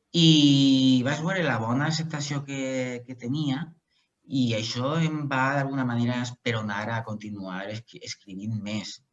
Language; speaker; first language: Catalan; non-native, local second language; Spanish